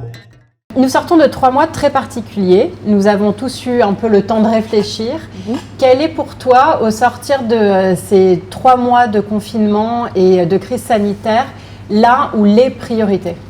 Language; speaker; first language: French; native; French